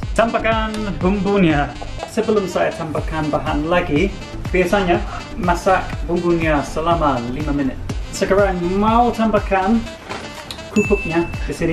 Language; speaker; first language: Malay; non-native, learner; English